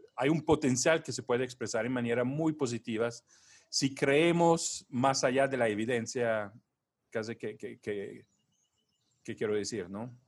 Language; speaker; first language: Spanish; non-native, fluent; Italian